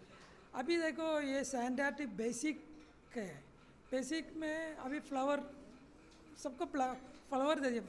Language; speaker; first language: Hindi; non-native, learner; Malayalam